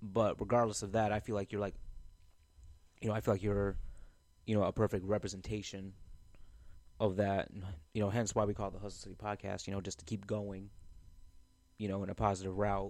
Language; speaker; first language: English; native; English